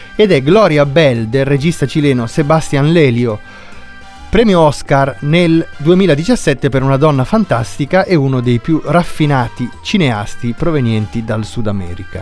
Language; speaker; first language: Italian; native; Italian